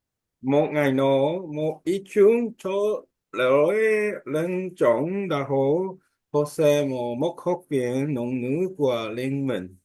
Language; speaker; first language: Vietnamese; non-native, learner; Korean